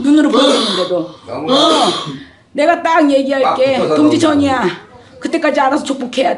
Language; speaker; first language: Korean; native; Korean